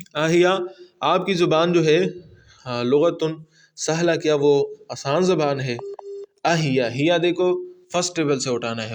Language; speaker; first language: Urdu; non-native, local second language; Pashto